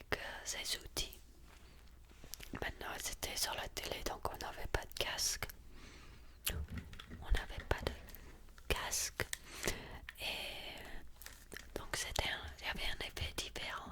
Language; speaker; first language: French; early bilingual, heritage; French